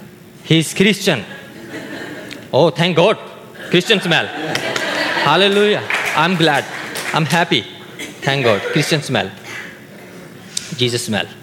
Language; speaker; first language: English; non-native, learner; Urdu